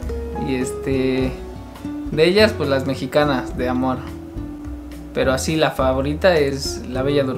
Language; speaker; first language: Spanish; native; Spanish